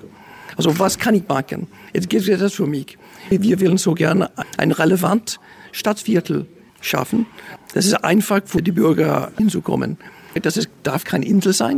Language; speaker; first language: German; non-native, fluent; Danish